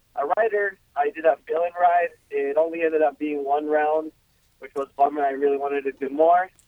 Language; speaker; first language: English; non-native, fluent; Spanish